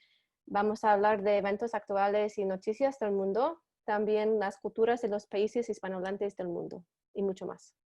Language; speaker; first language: Spanish; non-native, fluent; English